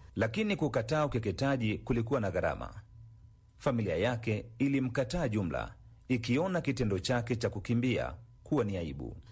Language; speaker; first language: Swahili; native; Swahili